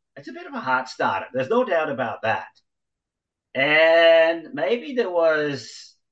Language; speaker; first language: English; non-native, fluent; Dutch